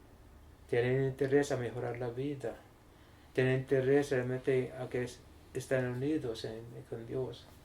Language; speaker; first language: Spanish; non-native, learner; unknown